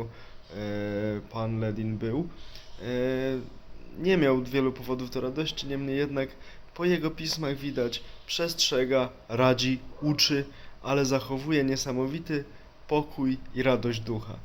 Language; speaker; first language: Polish; native; Polish